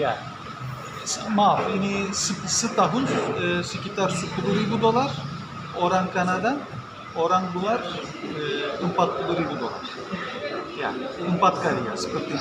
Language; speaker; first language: Indonesian; non-native, learner; English